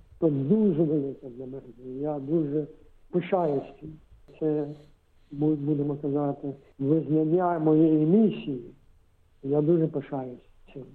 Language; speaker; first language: Ukrainian; non-native, local second language; Russian